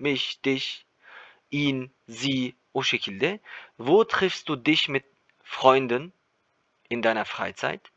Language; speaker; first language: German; non-native, fluent; Turkish